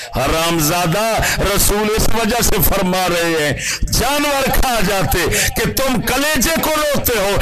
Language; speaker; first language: Urdu; non-native, local second language; Punjabi